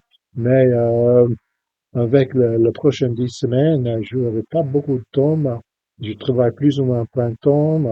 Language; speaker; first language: French; non-native, fluent; English